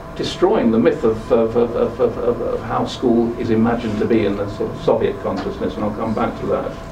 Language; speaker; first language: English; native; English